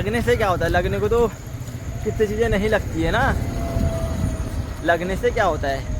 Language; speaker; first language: Hindi; native; Hindi